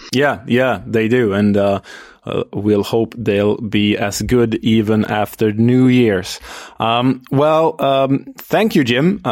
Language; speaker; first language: English; non-native, fluent; Swedish